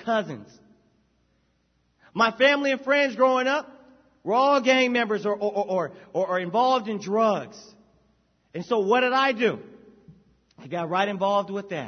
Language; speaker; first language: English; native; English